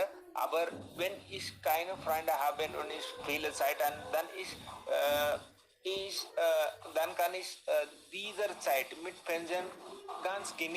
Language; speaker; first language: German; non-native, learner; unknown